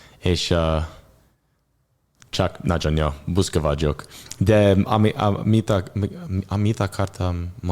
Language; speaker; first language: Hungarian; non-native, learner; English